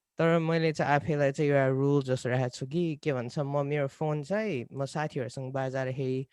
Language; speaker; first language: Nepali; early bilingual, other home language; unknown